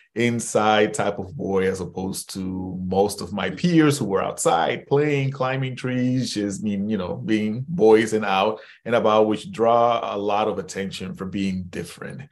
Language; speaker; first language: English; early bilingual, other home language; Spanish